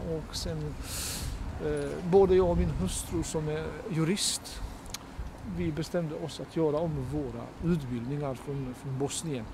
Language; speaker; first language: Swedish; non-native, fluent; Bosnian